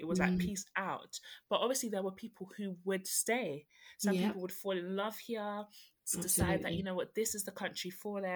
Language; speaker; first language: English; native; English